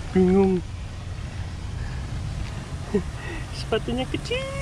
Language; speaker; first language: Indonesian; native; Indonesian